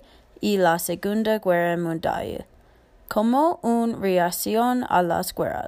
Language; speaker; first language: Spanish; non-native, learner; English